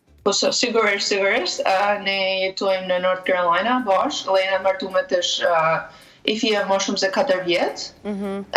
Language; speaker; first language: Albanian; native; Albanian